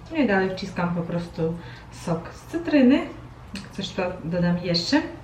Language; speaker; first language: Polish; non-native, fluent; Ukrainian